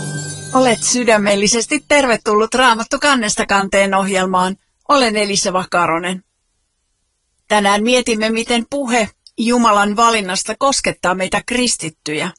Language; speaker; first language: Finnish; native; Finnish